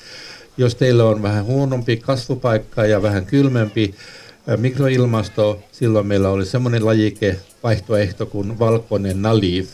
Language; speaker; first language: Finnish; non-native, local second language; Swedish